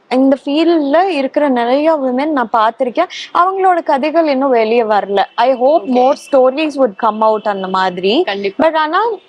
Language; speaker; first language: Tamil; native; Tamil